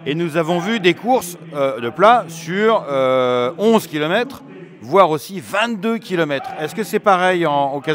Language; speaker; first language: French; native; French